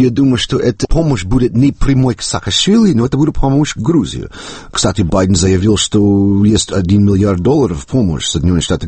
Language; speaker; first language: Russian; non-native, fluent; English